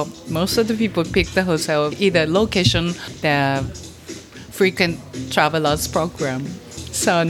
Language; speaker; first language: English; non-native, fluent; Japanese